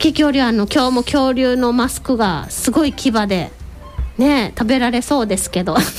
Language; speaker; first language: Japanese; native; Japanese